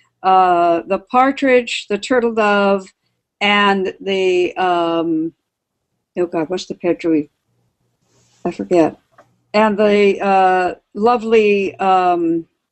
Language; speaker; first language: English; native; English